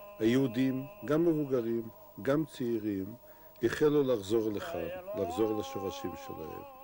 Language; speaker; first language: Hebrew; non-native, fluent; Russian